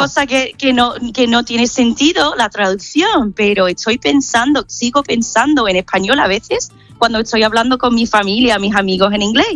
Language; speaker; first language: Spanish; non-native, fluent; English